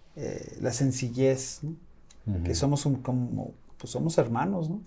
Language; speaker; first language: Spanish; native; Spanish